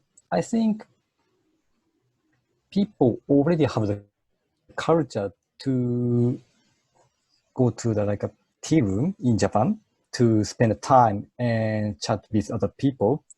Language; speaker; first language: English; non-native, fluent; Japanese